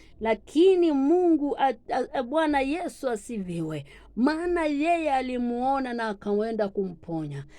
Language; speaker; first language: Swahili; non-native, local second language; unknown